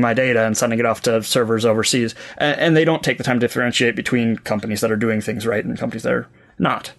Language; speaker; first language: English; native; English